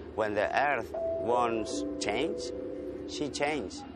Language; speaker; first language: English; non-native, learner; Spanish